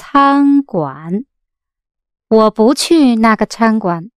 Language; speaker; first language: Chinese; non-native, learner; English